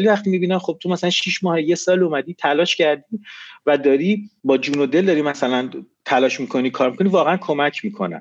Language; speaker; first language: Persian; native; Persian